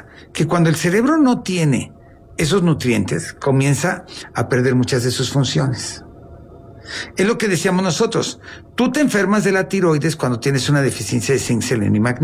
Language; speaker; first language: Spanish; native; Spanish